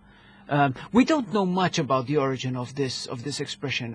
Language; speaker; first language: English; non-native, local second language; Maltese